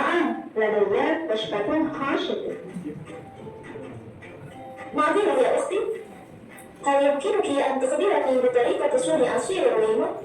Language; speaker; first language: Arabic; non-native, learner; Indonesian